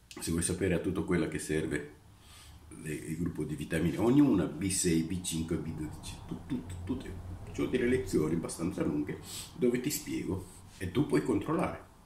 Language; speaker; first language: Italian; non-native, fluent; Romanian